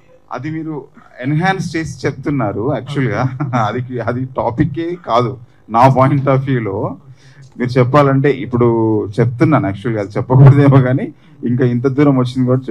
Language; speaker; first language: Telugu; native; Telugu